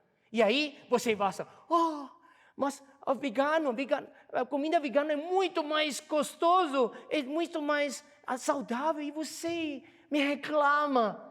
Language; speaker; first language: Portuguese; non-native, fluent; Chinese